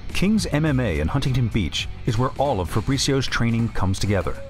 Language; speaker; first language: English; native; English